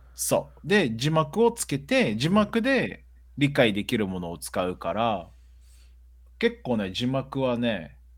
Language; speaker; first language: Japanese; early bilingual, other home language; Portuguese